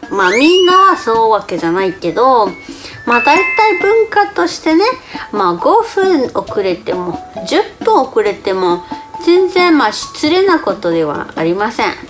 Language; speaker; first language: Japanese; non-native, fluent; Spanish